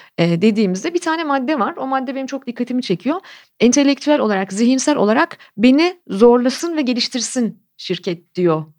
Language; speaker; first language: Turkish; native; Turkish